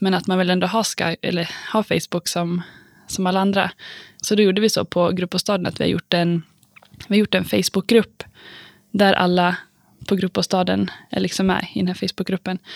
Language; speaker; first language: Swedish; native; Swedish